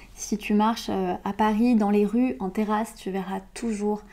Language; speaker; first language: French; native; French